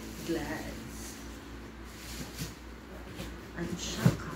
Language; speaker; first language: English; non-native, local second language; Filipino